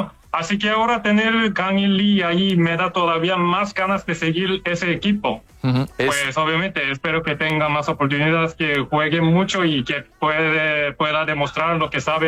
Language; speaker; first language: Spanish; non-native, fluent; Korean